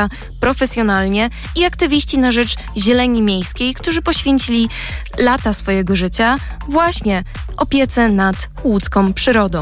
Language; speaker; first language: Polish; native; Polish